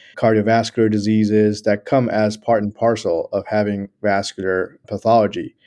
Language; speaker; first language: English; non-native, local second language; Gujarati